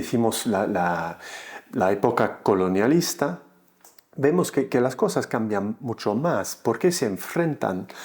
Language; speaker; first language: Spanish; non-native, fluent; English